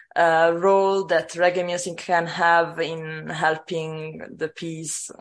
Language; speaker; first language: English; non-native, fluent; Italian